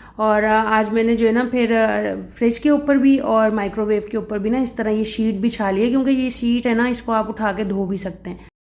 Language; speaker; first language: Urdu; non-native, local second language; Punjabi